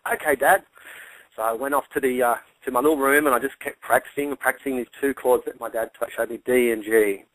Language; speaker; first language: English; native; English